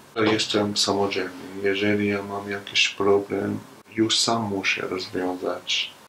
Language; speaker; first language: Polish; non-native, fluent; Arabic